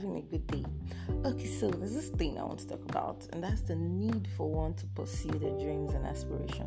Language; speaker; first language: English; non-native, local second language; Yoruba